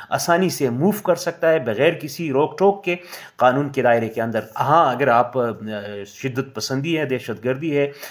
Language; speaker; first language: Urdu; non-native, local second language; Pashto